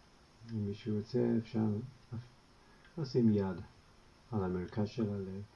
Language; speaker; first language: Hebrew; non-native, fluent; English